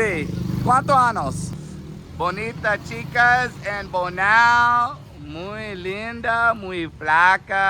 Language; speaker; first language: Spanish; non-native, learner; English